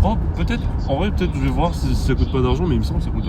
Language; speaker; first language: French; native; French